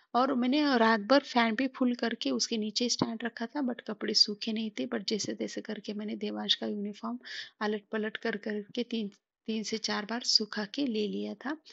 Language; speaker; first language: Hindi; non-native, local second language; Marathi